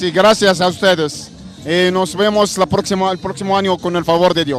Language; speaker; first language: Spanish; non-native, learner; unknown